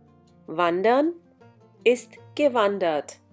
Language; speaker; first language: German; non-native, fluent; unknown